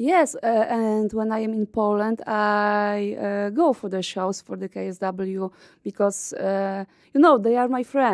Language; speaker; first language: English; non-native, learner; Polish